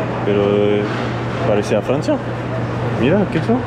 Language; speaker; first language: Spanish; non-native, fluent; French